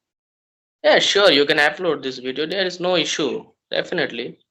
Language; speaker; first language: English; non-native, learner; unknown